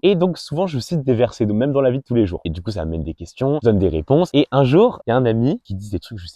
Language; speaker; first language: French; native; French